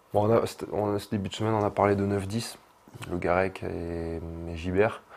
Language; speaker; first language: French; native; French